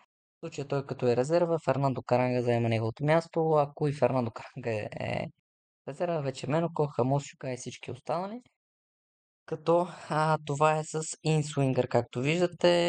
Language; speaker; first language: Bulgarian; native; Bulgarian